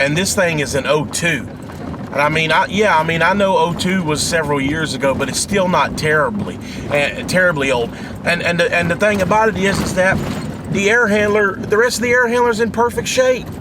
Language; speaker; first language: English; native; English